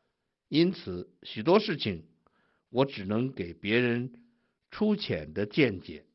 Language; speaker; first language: Chinese; native; Chinese